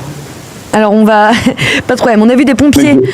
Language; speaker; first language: French; native; French